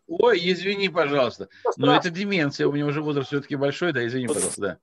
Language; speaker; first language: Russian; non-native, local second language; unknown